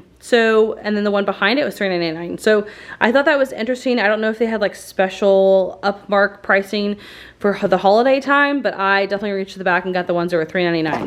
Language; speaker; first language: English; native; English